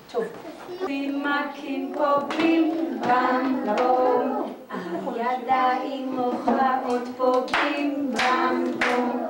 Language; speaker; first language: Hebrew; native; Hebrew